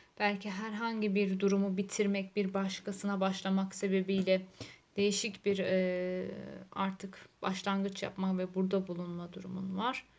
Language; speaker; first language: Turkish; native; Turkish